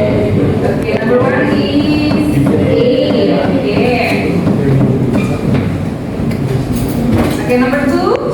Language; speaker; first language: English; non-native, learner; Indonesian